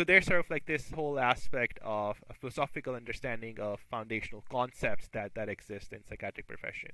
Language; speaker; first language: English; non-native, local second language; Urdu